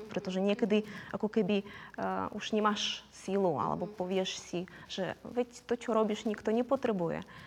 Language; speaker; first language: Slovak; non-native, fluent; Ukrainian